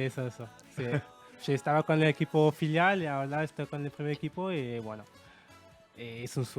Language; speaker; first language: Spanish; non-native, learner; French